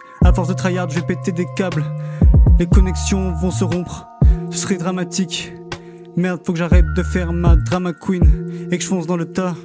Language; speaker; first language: French; native; French